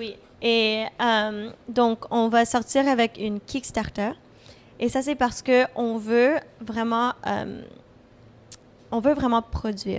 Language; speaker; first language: French; non-native, fluent; English